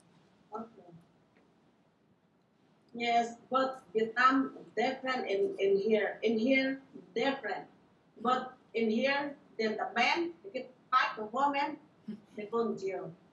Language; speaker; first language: English; non-native, learner; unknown